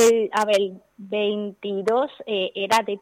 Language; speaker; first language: Spanish; non-native, learner; Chinese